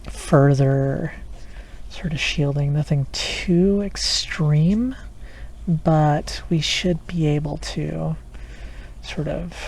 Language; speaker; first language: English; native; English